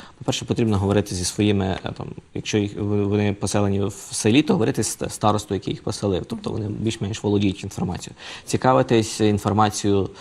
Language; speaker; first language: Ukrainian; native; Ukrainian